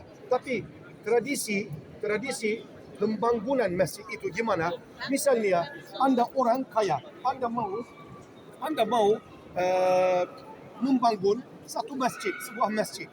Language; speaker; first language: Indonesian; non-native, learner; Turkish